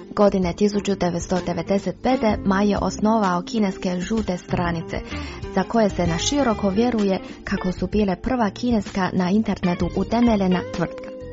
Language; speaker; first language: Croatian; non-native, fluent; Chinese